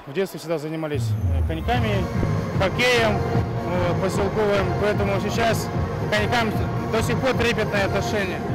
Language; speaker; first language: Russian; native; Russian